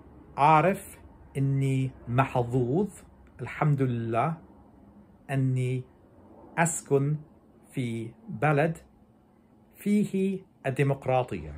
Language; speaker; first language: Arabic; non-native, fluent; English